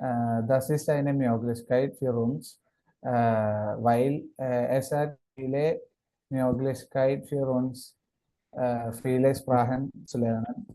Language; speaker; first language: German; non-native, learner; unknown